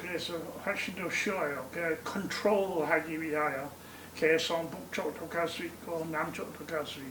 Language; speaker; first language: Korean; non-native, learner; English